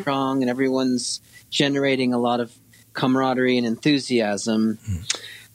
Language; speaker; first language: English; native; English